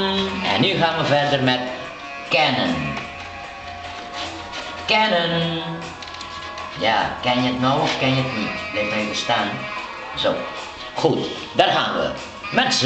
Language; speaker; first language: Dutch; non-native, local second language; Papiamento